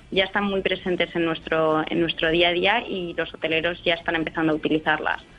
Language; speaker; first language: Spanish; native; Spanish